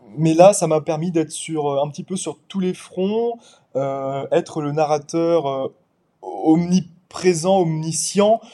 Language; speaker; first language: French; native; French